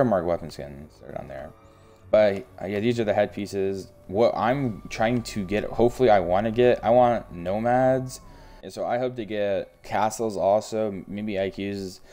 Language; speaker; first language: English; native; English